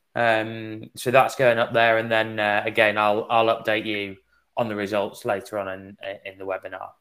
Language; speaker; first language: English; native; English